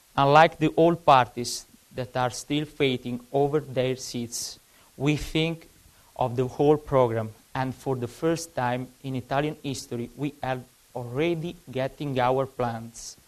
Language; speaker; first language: English; non-native, fluent; Italian